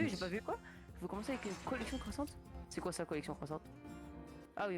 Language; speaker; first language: French; native; French